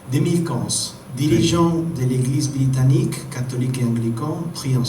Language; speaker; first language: French; non-native, fluent; Spanish